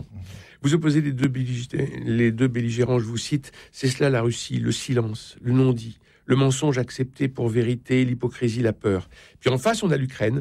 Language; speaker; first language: French; native; French